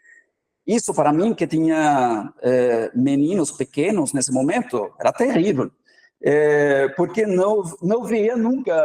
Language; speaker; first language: Portuguese; non-native, fluent; Norwegian